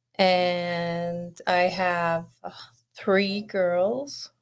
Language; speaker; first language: English; non-native, fluent; Arabic